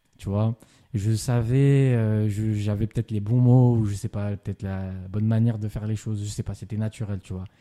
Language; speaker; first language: French; native; French